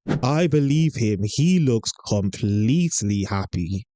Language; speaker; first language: English; native; English